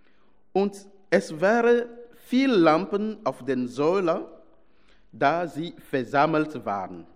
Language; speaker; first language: German; non-native, fluent; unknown